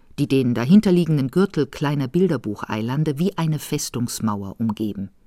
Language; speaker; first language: German; native; German